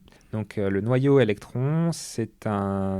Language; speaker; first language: French; native; French